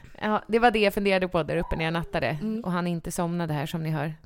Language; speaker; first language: Swedish; native; Swedish